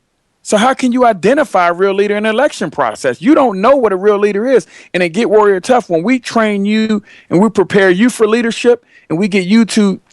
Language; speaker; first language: English; native; English